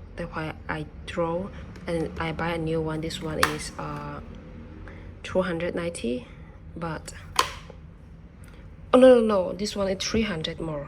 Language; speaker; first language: English; non-native, learner; Burmese